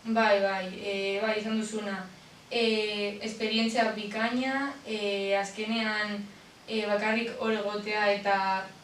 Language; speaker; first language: Basque; non-native, local second language; Spanish